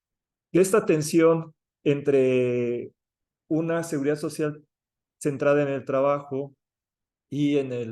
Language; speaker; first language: Spanish; native; Spanish